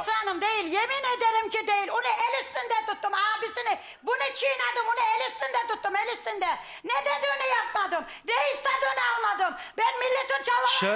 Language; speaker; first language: Turkish; native; Turkish